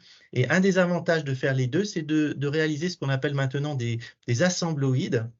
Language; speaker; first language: French; native; French